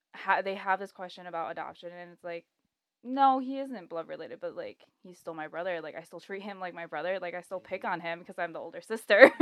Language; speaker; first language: English; native; English